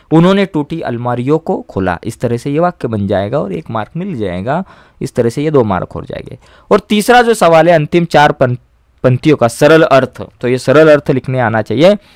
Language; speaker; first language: Hindi; non-native, local second language; Marathi